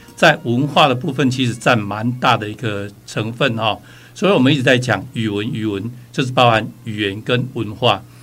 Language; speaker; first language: Chinese; native; Chinese